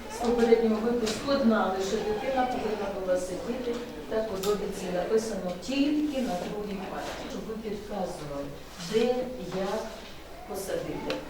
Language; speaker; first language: Ukrainian; native; Ukrainian